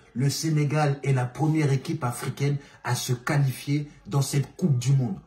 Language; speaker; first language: French; non-native, local second language; Bambara